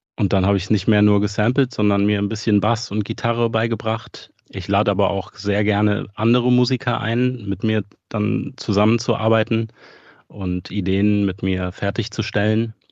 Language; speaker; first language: German; native; German